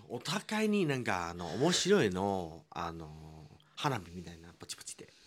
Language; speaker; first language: Japanese; non-native, fluent; Chinese